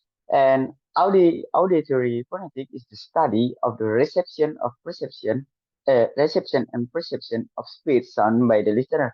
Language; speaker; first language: English; non-native, learner; Indonesian